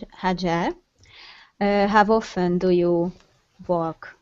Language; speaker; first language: English; non-native, learner; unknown